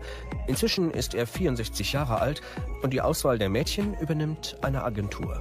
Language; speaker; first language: German; native; German